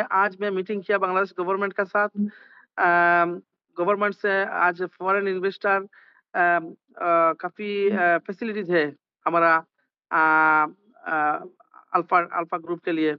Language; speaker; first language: Hindi; non-native, learner; Bangla